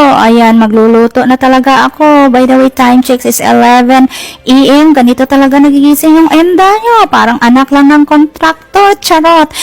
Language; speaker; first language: Filipino; non-native, local second language; Cebuano